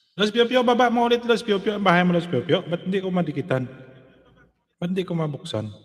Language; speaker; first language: Filipino; non-native, local second language; Hiligaynon